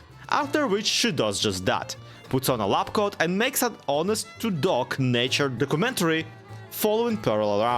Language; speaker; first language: English; native; English